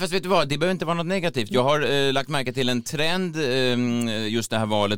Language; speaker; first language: Swedish; native; Swedish